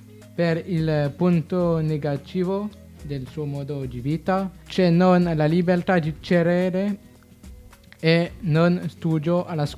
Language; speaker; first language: Italian; non-native, learner; French